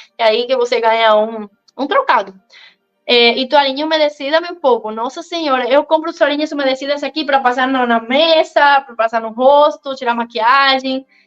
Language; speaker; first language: Portuguese; non-native, fluent; Spanish